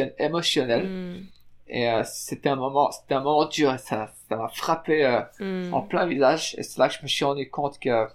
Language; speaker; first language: French; native; French